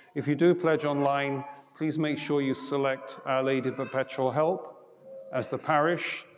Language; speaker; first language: English; native; English